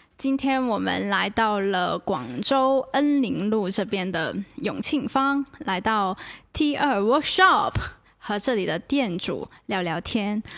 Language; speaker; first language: Chinese; non-native, local second language; Cantonese